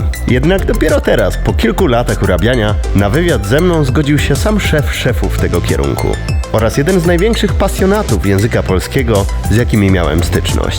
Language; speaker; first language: Polish; native; Polish